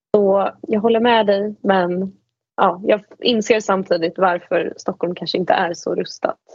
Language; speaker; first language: Swedish; native; Swedish